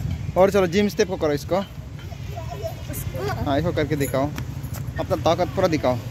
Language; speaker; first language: Hindi; non-native, local second language; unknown